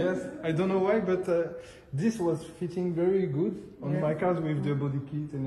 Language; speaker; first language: English; non-native, learner; French